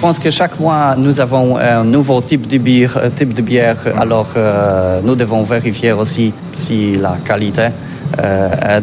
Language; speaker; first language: French; non-native, learner; Polish